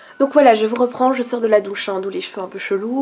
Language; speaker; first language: French; native; French